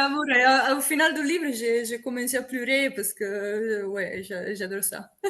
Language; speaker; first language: French; non-native, fluent; Italian